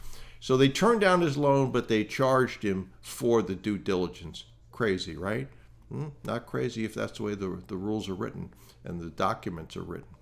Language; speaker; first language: English; native; English